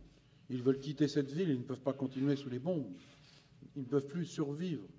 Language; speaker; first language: French; native; French